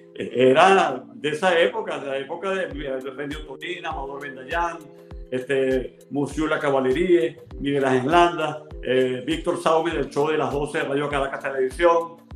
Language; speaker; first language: Spanish; native; Spanish